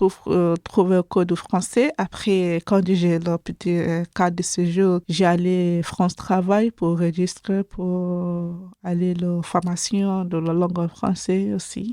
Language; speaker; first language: French; non-native, learner; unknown